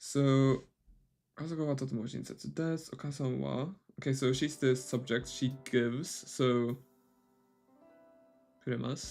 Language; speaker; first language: Japanese; non-native, learner; English